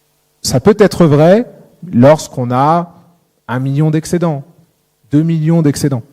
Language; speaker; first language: French; native; French